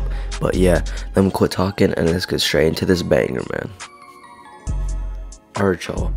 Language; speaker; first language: English; native; English